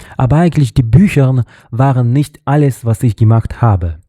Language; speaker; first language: German; non-native, learner; Russian